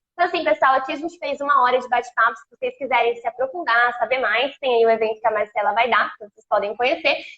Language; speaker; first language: Portuguese; native; Portuguese